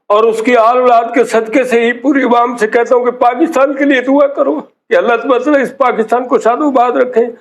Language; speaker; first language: Urdu; non-native, local second language; Punjabi